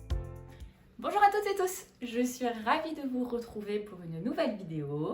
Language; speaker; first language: French; native; French